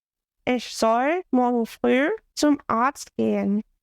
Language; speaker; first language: German; non-native, fluent; English